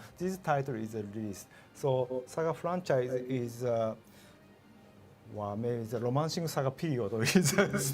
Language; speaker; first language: English; non-native, learner; Japanese